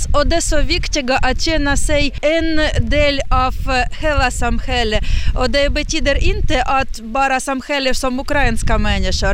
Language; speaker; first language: Swedish; non-native, learner; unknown